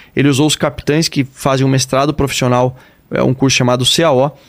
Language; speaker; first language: Portuguese; native; Portuguese